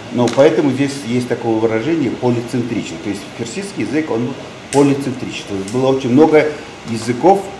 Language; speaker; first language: Russian; non-native, local second language; Tajik